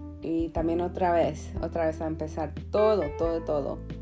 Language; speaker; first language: Spanish; early bilingual, other home language; English